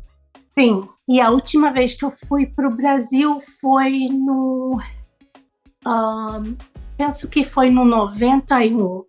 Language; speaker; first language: Portuguese; non-native, local second language; Spanish